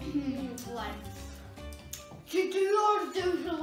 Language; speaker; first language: Russian; native; Russian